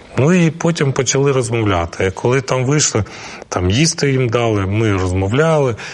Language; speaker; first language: Ukrainian; non-native, local second language; Russian